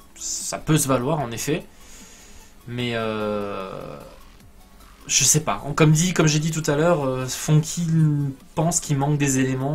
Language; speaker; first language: French; native; French